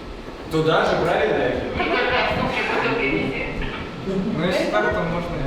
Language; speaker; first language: Russian; non-native, local second language; Yakut